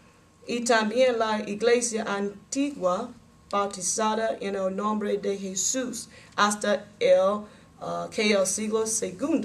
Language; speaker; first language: Spanish; non-native, learner; English